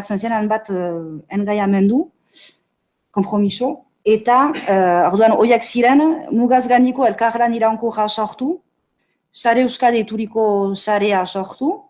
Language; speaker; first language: Basque; native; Basque